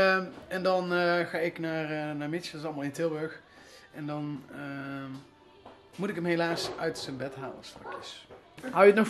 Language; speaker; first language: Dutch; native; Dutch